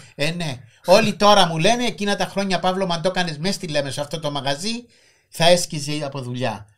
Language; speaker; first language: Greek; native; Greek